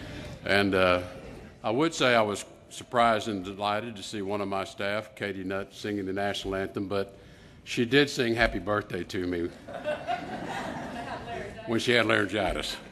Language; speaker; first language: English; native; English